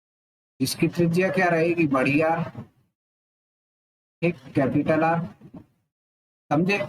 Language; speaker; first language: Hindi; native; Hindi